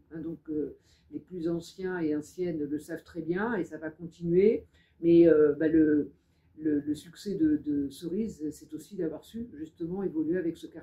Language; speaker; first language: French; native; French